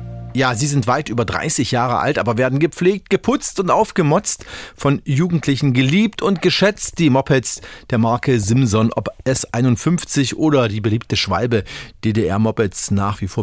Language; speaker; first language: German; native; German